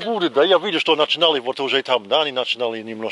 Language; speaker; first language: Russian; non-native, learner; English